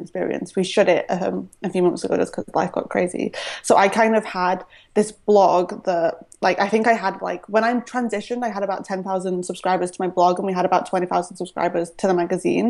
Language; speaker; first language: English; native; English